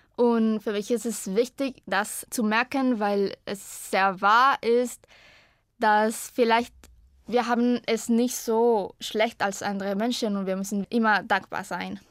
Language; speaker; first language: German; non-native, fluent; Spanish